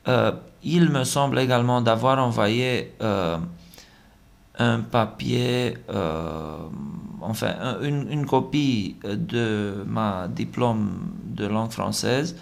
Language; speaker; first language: French; non-native, fluent; Romanian